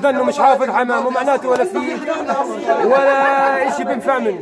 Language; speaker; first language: Arabic; native; Arabic